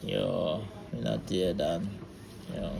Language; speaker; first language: Finnish; non-native, learner; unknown